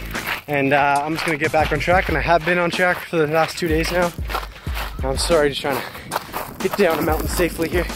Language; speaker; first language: English; native; English